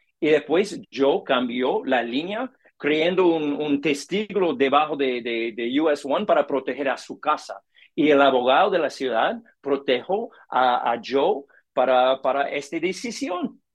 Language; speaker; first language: Spanish; non-native, learner; English